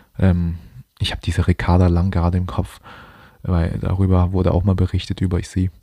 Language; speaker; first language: German; non-native, fluent; Chinese